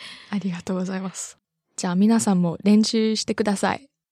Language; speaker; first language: Japanese; non-native, learner; English